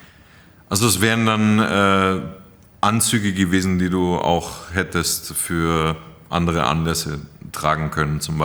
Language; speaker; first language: German; native; German